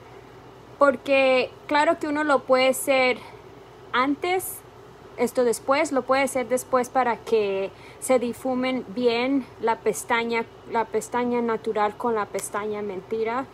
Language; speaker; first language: Spanish; early bilingual, heritage; Spanish